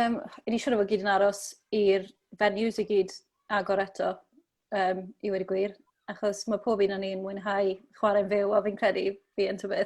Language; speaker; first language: Welsh; native; Welsh